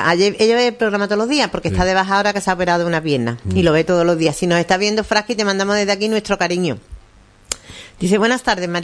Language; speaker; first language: Spanish; native; Spanish